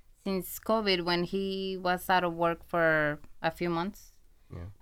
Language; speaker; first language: English; non-native, fluent; Spanish